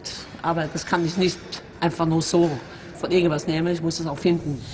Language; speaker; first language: German; non-native, fluent; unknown